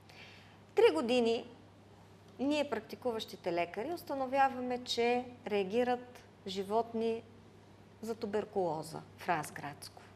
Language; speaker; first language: Bulgarian; native; Bulgarian